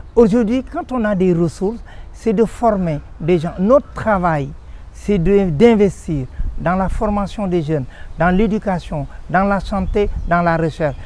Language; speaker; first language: French; non-native, local second language; Wolof